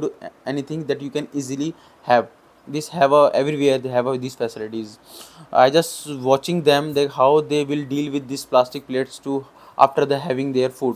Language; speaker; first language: English; non-native, local second language; Hindi